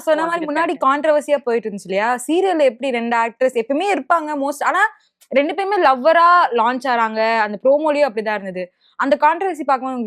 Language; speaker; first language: Tamil; native; Tamil